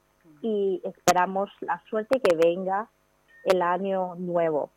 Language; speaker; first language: Spanish; non-native, learner; Chinese